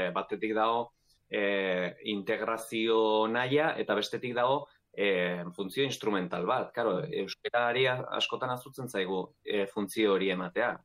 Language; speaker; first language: Basque; native; Basque